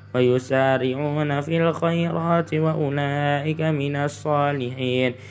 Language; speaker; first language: Arabic; non-native, learner; Indonesian